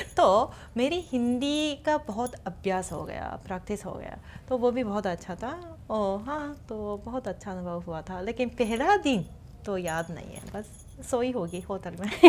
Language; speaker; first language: Hindi; non-native, fluent; Japanese